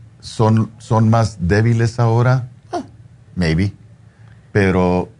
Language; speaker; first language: Spanish; non-native, fluent; English